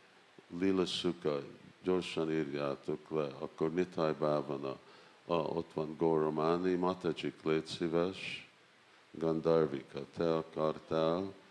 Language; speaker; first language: Hungarian; non-native, learner; English